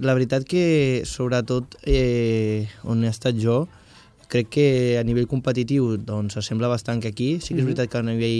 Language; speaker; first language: Catalan; non-native, fluent; Portuguese